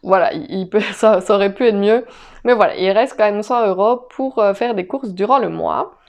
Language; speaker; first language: French; native; French